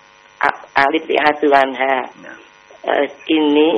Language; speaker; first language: Arabic; non-native, learner; Indonesian